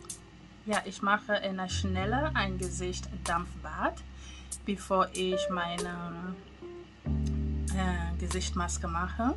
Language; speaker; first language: German; non-native, fluent; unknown